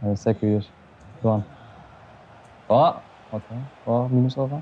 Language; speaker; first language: Macedonian; early bilingual, heritage; German